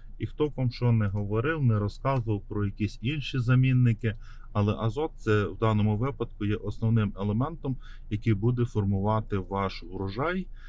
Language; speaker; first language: Ukrainian; native; Ukrainian